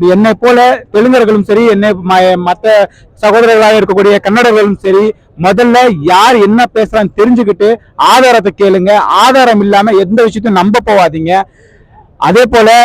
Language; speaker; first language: Tamil; non-native, local second language; Telugu